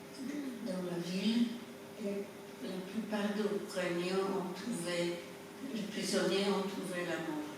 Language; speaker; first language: French; non-native, fluent; Polish